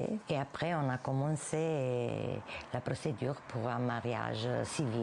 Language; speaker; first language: French; non-native, fluent; Italian